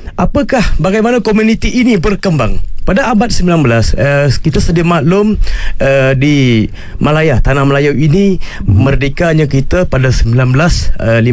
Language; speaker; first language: Malay; non-native, local second language; Tamil